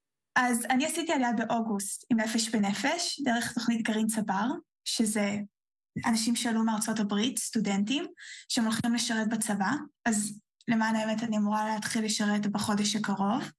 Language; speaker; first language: Hebrew; early bilingual, heritage; Hebrew